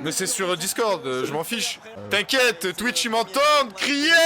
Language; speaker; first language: French; native; French